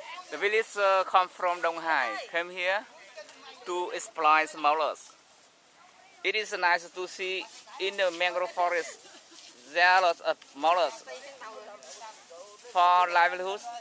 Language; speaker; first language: English; non-native, learner; Vietnamese